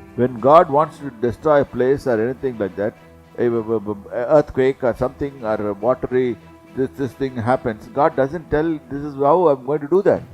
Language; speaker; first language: English; non-native, local second language; Tamil